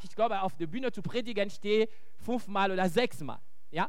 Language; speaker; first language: German; non-native, local second language; French